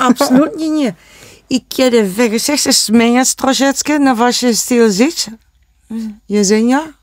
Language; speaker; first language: Polish; non-native, learner; Dutch